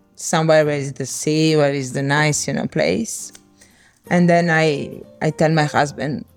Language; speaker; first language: English; non-native, learner; Serbian